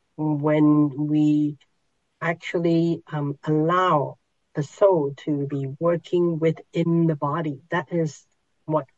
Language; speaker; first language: English; non-native, local second language; Cantonese